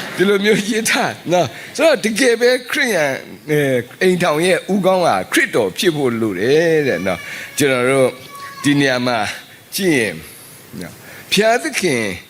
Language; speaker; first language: Burmese; non-native, local second language; S'gaw Karen